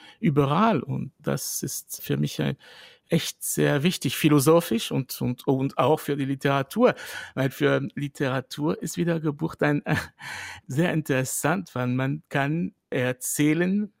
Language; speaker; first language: German; non-native, fluent; French